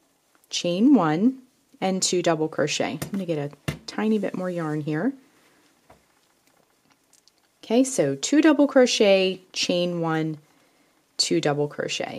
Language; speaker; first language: English; native; English